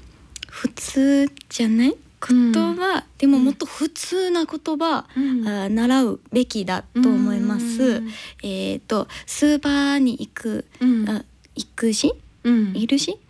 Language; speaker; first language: Japanese; non-native, learner; English